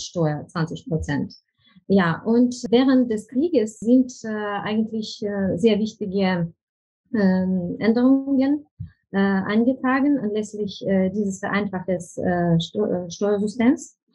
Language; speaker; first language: German; non-native, fluent; Ukrainian